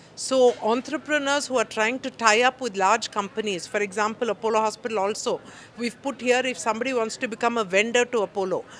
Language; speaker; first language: English; non-native, local second language; Telugu